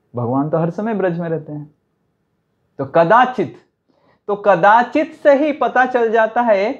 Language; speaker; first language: Hindi; non-native, local second language; Odia